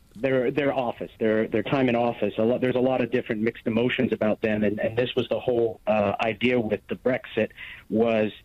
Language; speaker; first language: English; native; English